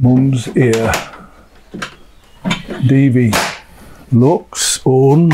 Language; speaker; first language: Latvian; non-native, learner; English